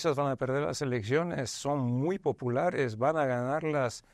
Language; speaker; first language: Spanish; non-native, fluent; Arabic